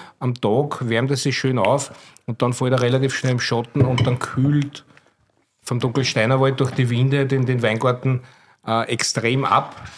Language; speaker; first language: German; native; German